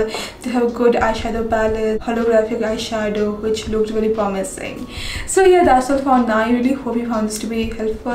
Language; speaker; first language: English; non-native, local second language; Bangla